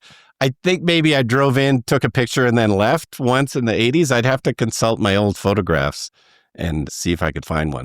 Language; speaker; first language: English; native; English